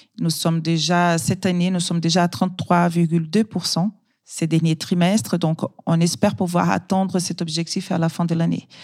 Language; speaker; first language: French; non-native, fluent; Portuguese